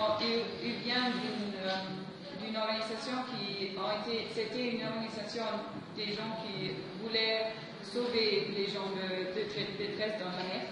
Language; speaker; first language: French; non-native, fluent; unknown